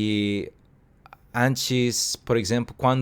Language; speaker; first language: Portuguese; non-native, learner; Cantonese